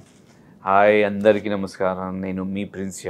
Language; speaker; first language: Telugu; non-native, local second language; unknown